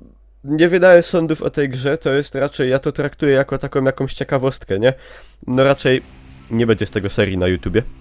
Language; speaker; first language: Polish; native; Polish